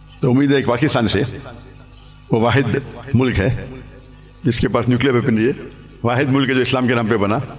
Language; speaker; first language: Urdu; non-native, local second language; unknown